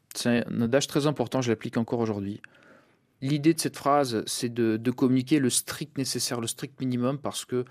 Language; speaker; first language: French; early bilingual, other home language; Russian